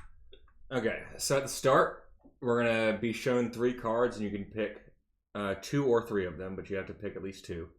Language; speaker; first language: English; native; English